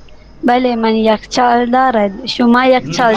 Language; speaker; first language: Persian; non-native, learner; Urdu